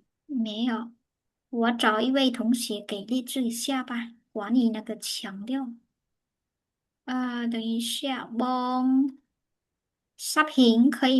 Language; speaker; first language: Chinese; non-native, fluent; Khmer